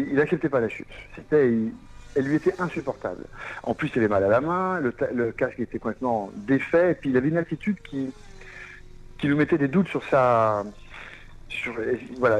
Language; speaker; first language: French; native; French